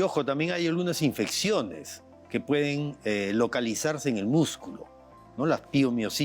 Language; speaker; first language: Spanish; native; Spanish